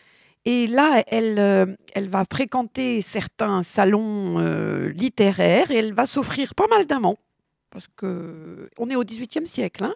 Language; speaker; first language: French; native; French